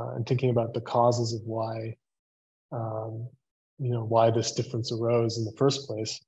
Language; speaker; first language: English; native; English